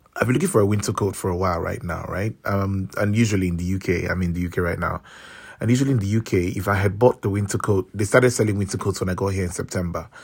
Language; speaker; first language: English; non-native, local second language; Yoruba